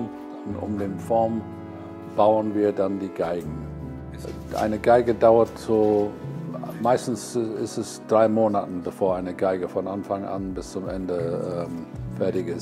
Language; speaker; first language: German; non-native, fluent; English